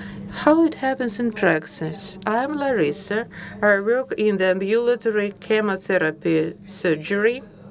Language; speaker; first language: English; non-native, fluent; Russian